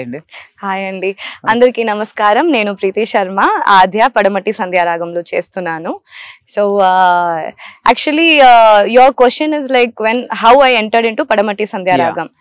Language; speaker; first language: Telugu; non-native, local second language; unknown